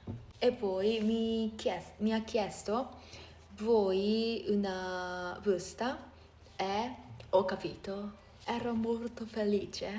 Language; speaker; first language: Italian; non-native, learner; Japanese